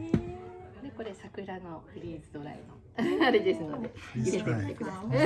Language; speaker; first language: Japanese; native; Japanese